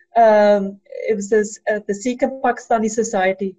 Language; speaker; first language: English; early bilingual, other home language; Punjabi